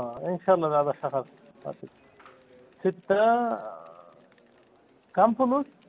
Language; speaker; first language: Arabic; non-native, learner; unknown